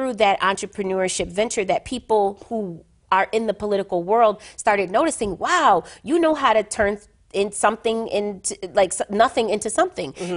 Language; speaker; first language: English; native; English